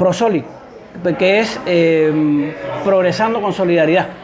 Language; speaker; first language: Spanish; native; Spanish